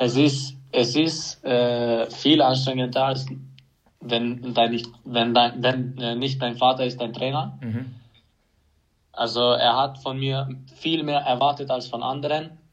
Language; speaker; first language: German; non-native, fluent; Hungarian